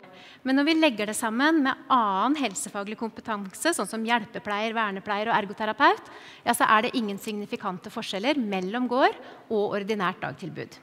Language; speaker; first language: Norwegian; native; Norwegian